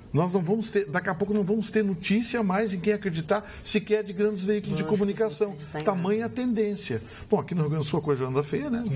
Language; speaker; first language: Portuguese; native; Portuguese